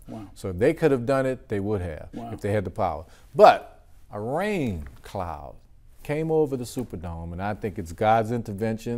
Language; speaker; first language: English; native; English